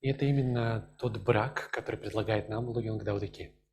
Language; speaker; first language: Russian; native; Russian